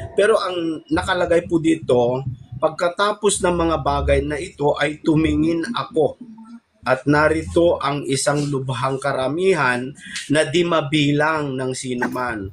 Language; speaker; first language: Filipino; non-native, local second language; Iloko